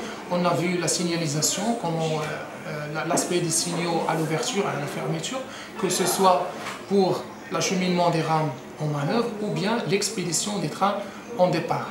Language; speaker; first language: French; non-native, local second language; Arabic